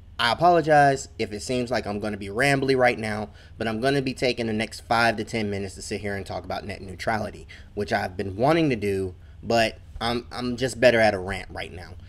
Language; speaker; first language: English; native; English